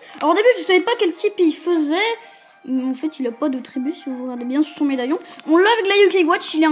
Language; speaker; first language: French; native; French